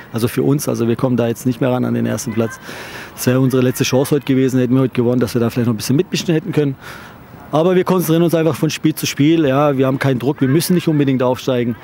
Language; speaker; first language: German; early bilingual, other home language; Turkish